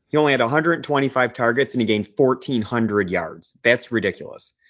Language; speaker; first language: English; native; English